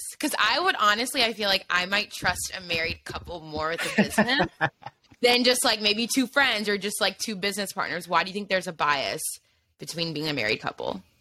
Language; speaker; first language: English; native; English